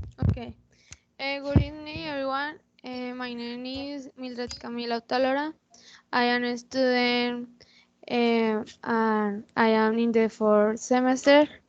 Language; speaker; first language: English; non-native, learner; Spanish